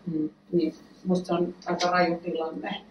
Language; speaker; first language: Finnish; native; Finnish